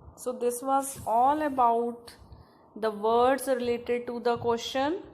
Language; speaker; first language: English; non-native, local second language; Punjabi